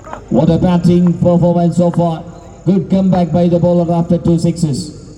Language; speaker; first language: English; non-native, local second language; Malayalam